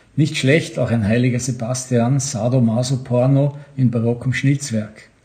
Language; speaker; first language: German; native; German